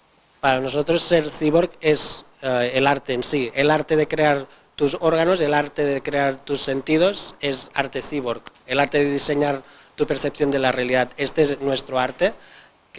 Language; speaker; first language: Spanish; non-native, local second language; Catalan